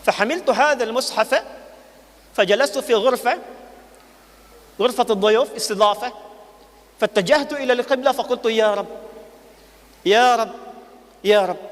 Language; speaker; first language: Arabic; non-native, fluent; Indonesian